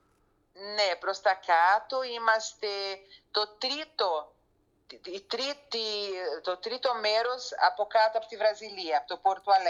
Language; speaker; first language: Greek; early bilingual, heritage; Greek